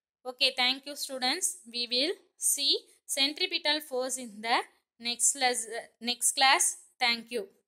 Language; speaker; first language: English; non-native, local second language; Tamil